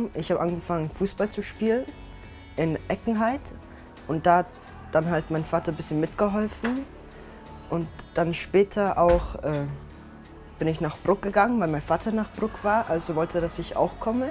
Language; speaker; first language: German; early bilingual, other home language; Czech